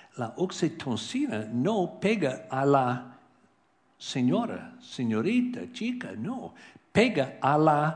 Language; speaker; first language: Spanish; non-native, learner; English